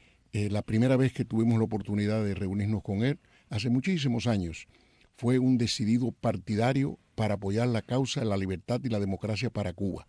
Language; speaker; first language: Spanish; native; Spanish